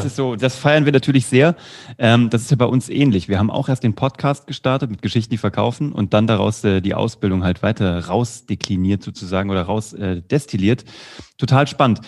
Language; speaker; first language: German; native; German